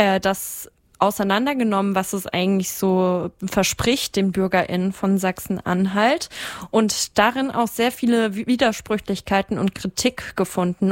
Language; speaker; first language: German; native; German